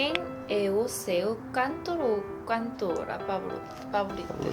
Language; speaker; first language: Portuguese; non-native, learner; Korean